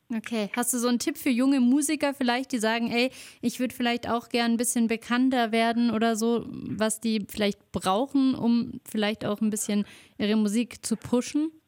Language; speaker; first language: German; native; German